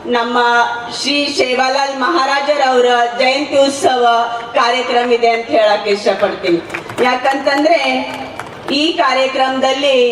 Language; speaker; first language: Kannada; non-native, local second language; Lambadi